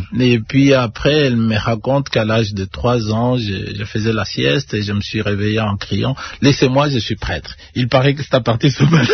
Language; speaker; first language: French; non-native, local second language; Luba-Lulua